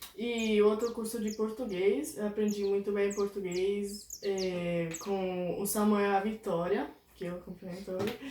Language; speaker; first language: Portuguese; non-native, fluent; Italian